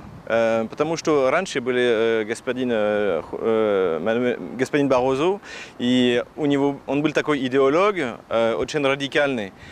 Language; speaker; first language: Russian; non-native, fluent; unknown